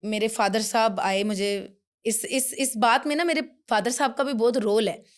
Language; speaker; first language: Hindi; non-native, local second language; Punjabi